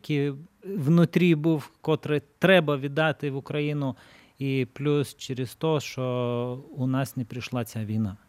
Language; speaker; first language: Ukrainian; non-native, learner; Lithuanian